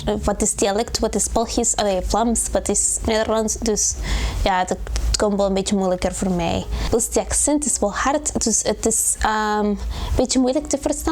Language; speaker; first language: Dutch; non-native, learner; Spanish